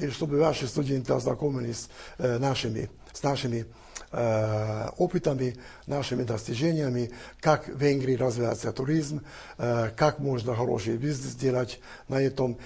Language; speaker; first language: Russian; non-native, fluent; Hungarian